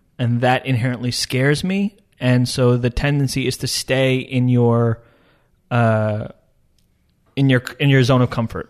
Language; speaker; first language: English; early bilingual, other home language; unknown